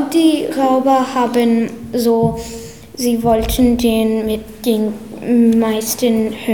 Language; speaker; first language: German; early bilingual, heritage; English